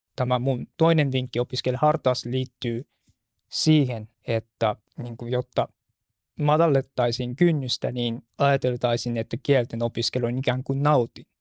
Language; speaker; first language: Finnish; non-native, fluent; Japanese